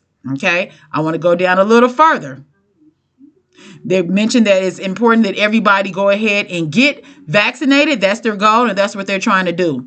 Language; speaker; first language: English; native; English